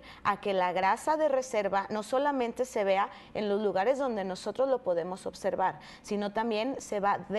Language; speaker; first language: Spanish; native; Spanish